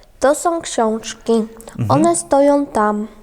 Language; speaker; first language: Polish; non-native, fluent; Ukrainian